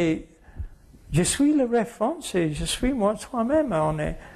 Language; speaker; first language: French; non-native, fluent; English